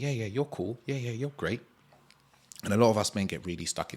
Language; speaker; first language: English; native; English